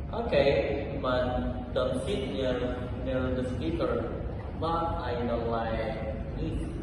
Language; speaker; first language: English; non-native, learner; Indonesian